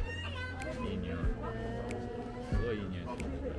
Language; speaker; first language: Japanese; native; Japanese